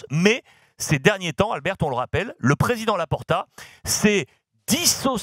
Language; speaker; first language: French; native; French